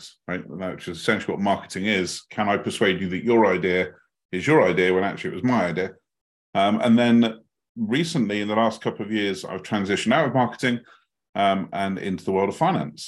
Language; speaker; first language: English; native; English